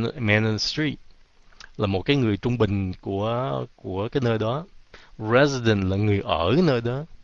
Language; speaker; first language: Vietnamese; early bilingual, heritage; Vietnamese